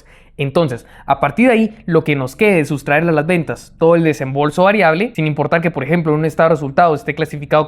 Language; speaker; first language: Spanish; native; Spanish